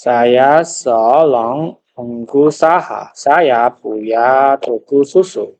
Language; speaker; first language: Indonesian; non-native, learner; Chinese